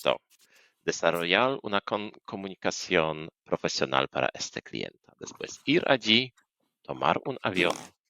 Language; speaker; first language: Spanish; non-native, fluent; Polish